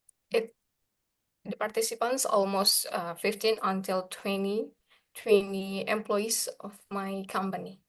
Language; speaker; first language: English; non-native, learner; Indonesian